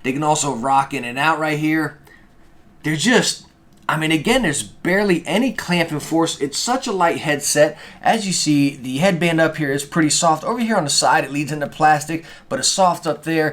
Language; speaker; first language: English; native; English